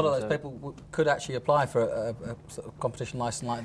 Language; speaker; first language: English; native; English